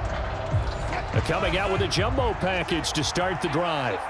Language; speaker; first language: English; native; English